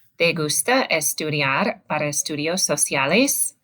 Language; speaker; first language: Spanish; non-native, learner; English